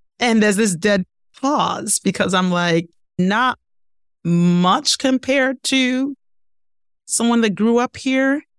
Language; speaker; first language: English; non-native, local second language; Ibibio